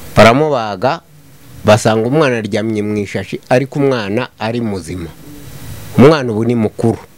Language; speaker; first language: Kinyarwanda; native; Kinyarwanda